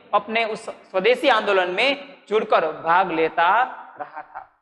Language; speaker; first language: Hindi; non-native, local second language; Gujarati